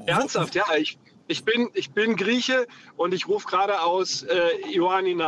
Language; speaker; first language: German; non-native, fluent; Greek